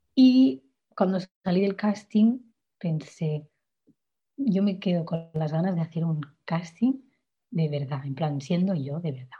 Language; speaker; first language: Spanish; native; Spanish